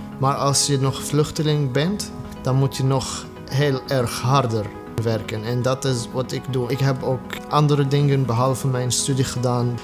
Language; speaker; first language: Dutch; non-native, learner; Arabic